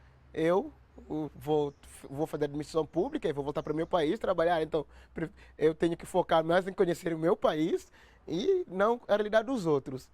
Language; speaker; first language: Portuguese; non-native, local second language; Upper Guinea Crioulo